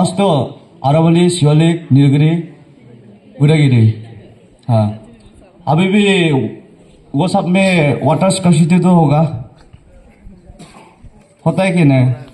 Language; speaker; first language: Hindi; non-native, local second language; Garo